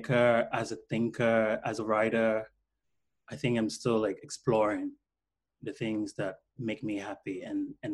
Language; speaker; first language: English; non-native, local second language; Krio